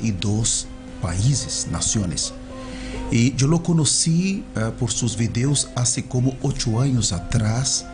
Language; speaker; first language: Spanish; non-native, learner; Portuguese